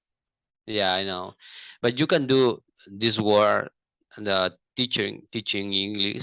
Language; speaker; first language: English; non-native, learner; Portuguese